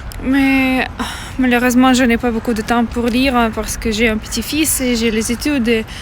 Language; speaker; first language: French; non-native, learner; Russian